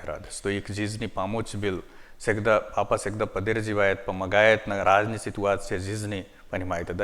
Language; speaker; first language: Russian; non-native, learner; Hindi